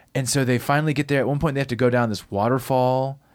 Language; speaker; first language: English; native; English